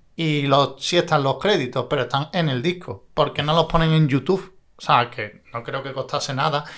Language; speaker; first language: Spanish; native; Spanish